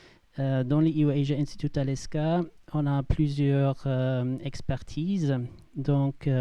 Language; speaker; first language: French; non-native, fluent; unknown